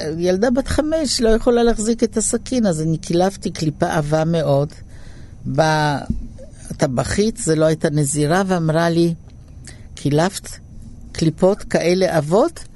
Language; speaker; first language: Hebrew; early bilingual, other home language; Polish